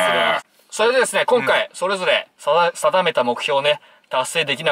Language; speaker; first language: Japanese; native; Japanese